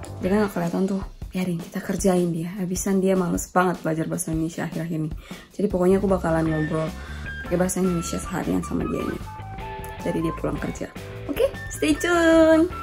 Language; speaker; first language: Indonesian; native; Indonesian